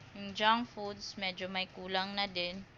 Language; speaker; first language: Filipino; native; Filipino